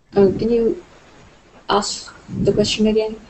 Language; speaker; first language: English; non-native, fluent; Vietnamese